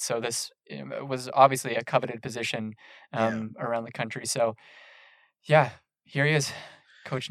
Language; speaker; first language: English; native; English